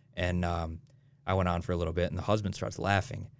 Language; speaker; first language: English; native; English